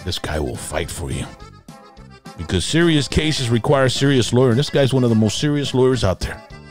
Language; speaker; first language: English; early bilingual, other home language; Spanish